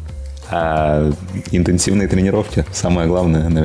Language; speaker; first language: Russian; native; Russian